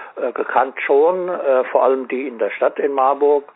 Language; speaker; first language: German; native; German